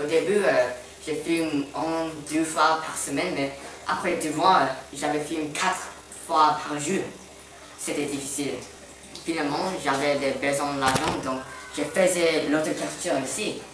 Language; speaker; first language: French; non-native, learner; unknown